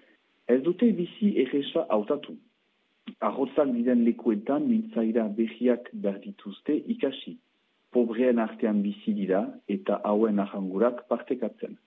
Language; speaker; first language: Basque; native; Basque